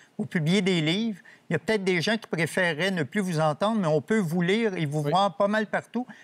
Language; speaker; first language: French; native; French